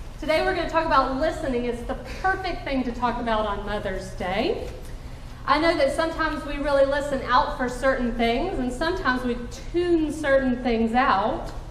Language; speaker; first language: English; native; English